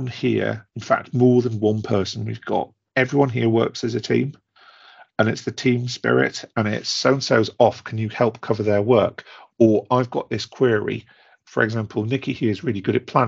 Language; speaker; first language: English; native; English